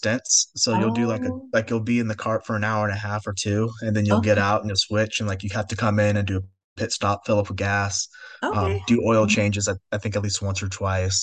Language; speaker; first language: English; native; English